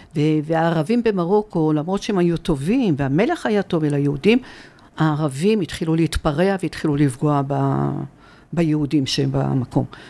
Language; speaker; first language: Hebrew; early bilingual, other home language; Arabic